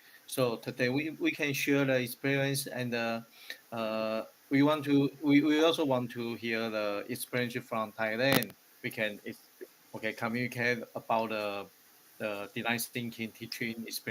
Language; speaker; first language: English; non-native, learner; Chinese